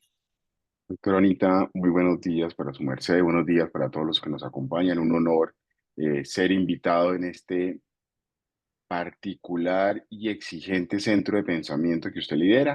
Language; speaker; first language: Spanish; native; Spanish